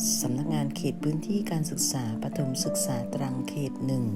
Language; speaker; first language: Thai; native; Thai